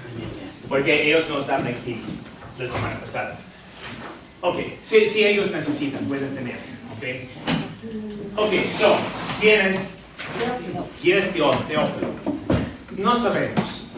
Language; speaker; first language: Spanish; non-native, fluent; English